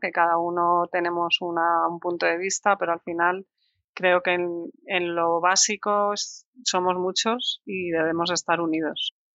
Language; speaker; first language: Spanish; native; Spanish